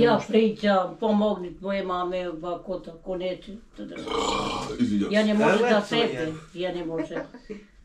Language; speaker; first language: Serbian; non-native, local second language; Albanian